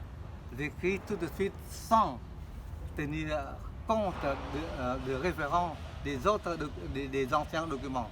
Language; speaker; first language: French; non-native, fluent; Khmer